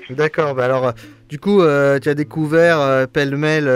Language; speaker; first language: French; native; French